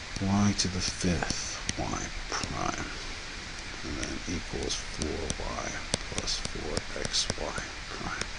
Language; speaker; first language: English; native; English